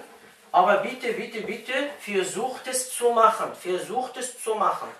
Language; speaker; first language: German; non-native, fluent; Arabic